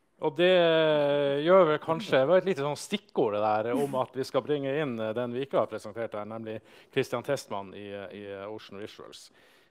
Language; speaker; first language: Norwegian; native; Norwegian